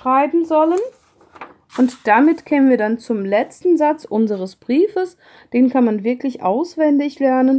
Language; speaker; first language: German; non-native, fluent; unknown